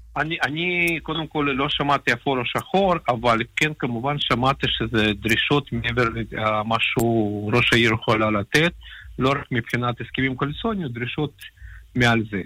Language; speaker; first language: Hebrew; non-native, fluent; Russian